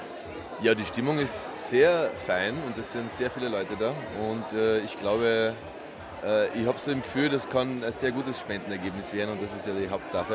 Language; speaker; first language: German; native; German